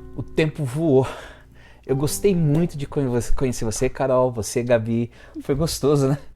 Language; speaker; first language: Portuguese; native; Portuguese